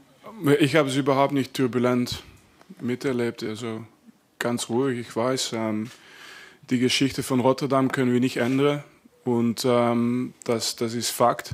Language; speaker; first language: German; non-native, fluent; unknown